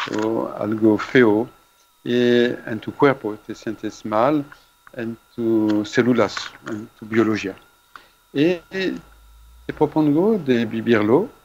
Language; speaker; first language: Spanish; non-native, fluent; French